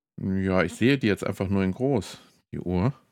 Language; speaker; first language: German; native; German